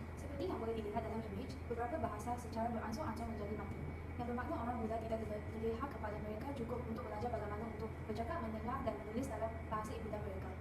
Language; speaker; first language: Malay; non-native, local second language; English